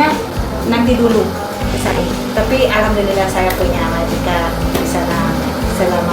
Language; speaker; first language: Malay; non-native, local second language; Sundanese